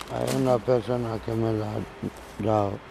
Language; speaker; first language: Spanish; non-native, learner; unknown